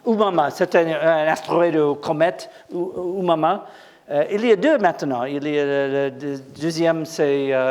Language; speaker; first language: French; non-native, learner; English